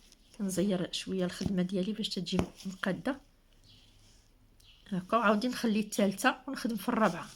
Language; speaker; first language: Arabic; native; Arabic